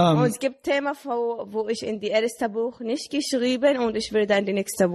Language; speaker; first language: German; non-native, learner; Arabic